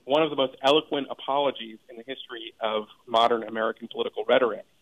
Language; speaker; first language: English; native; English